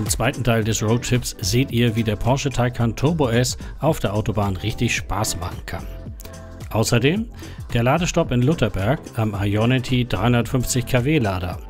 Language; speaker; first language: German; native; German